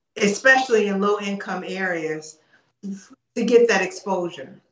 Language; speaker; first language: English; native; English